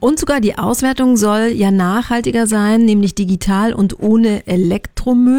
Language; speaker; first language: German; native; German